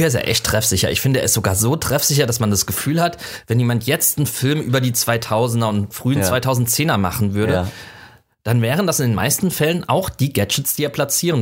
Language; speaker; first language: German; native; German